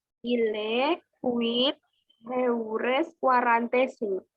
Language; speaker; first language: French; non-native, learner; Indonesian